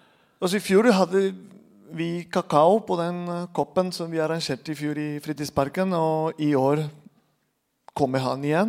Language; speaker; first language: Norwegian; non-native, fluent; Spanish